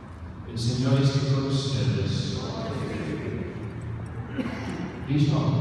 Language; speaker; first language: Spanish; native; Spanish